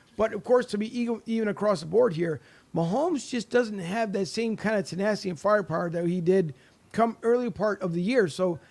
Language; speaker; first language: English; native; English